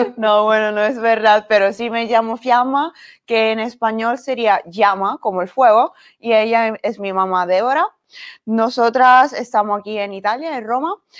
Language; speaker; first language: Spanish; non-native, learner; Italian